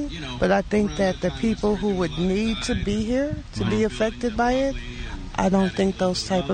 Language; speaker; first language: English; native; English